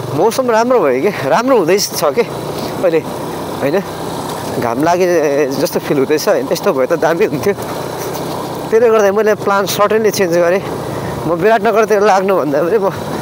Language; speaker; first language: Nepali; native; Nepali